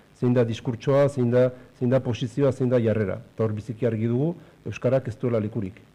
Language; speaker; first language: Basque; native; Basque